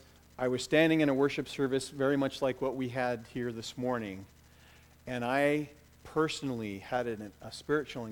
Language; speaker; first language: English; native; English